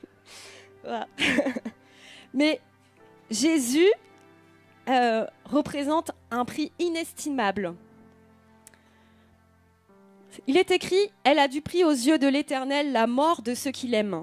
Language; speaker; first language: French; native; French